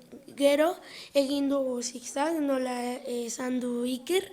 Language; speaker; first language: Basque; non-native, local second language; Spanish